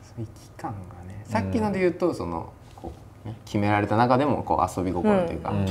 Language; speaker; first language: Japanese; native; Japanese